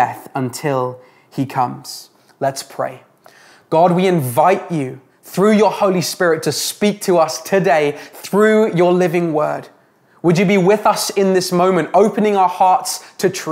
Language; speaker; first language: English; native; English